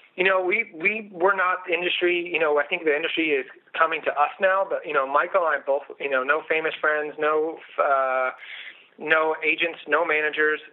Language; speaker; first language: English; native; English